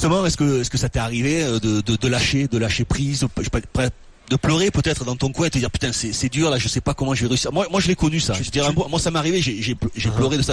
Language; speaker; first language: French; native; French